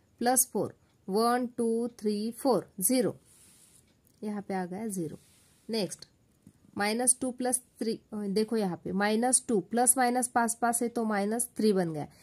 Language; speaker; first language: Hindi; non-native, local second language; Marathi